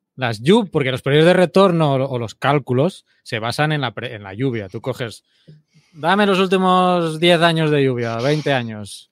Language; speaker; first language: Spanish; native; Spanish